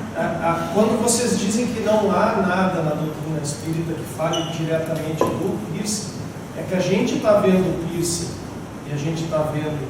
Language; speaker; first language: Portuguese; native; Portuguese